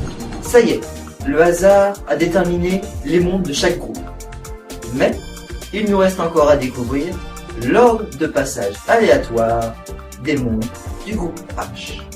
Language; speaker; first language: French; native; French